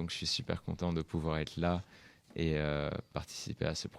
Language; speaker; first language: French; native; French